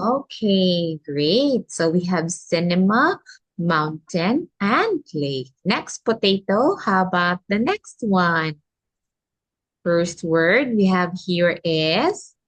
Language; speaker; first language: English; non-native, local second language; Filipino